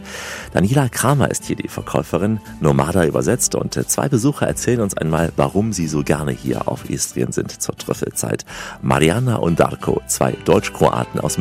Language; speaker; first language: German; native; German